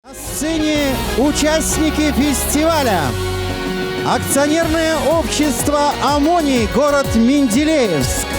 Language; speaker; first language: Russian; native; Russian